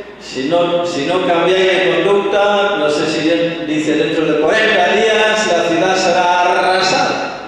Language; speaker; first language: Spanish; non-native, fluent; English